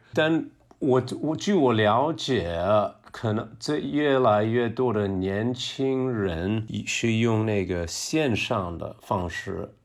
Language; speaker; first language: Chinese; non-native, fluent; English